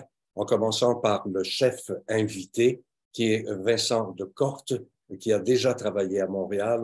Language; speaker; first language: French; native; French